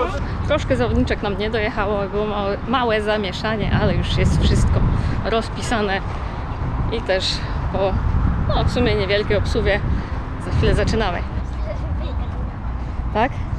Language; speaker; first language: Polish; native; Polish